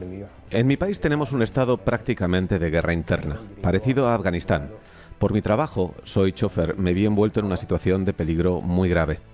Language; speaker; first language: Spanish; native; Spanish